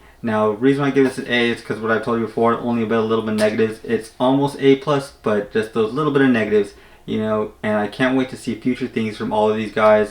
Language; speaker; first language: English; native; English